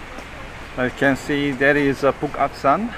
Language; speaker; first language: English; non-native, fluent; Korean